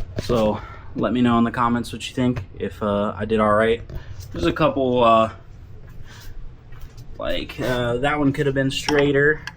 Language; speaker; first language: English; native; English